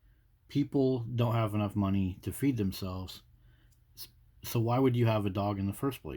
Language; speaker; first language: English; native; English